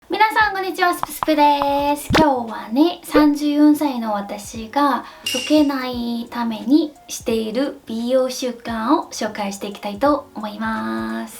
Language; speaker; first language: Japanese; non-native, fluent; Korean